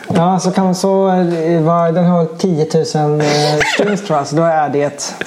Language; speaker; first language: Swedish; native; Swedish